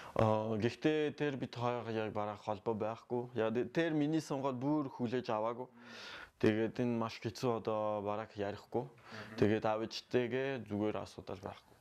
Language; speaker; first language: Mongolian; non-native, learner; French